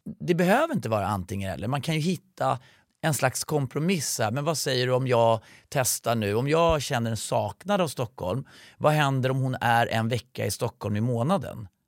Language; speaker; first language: Swedish; native; Swedish